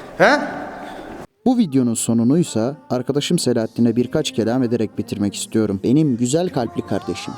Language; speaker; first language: Turkish; native; Turkish